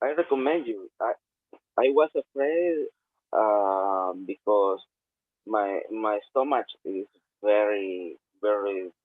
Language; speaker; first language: English; non-native, learner; Spanish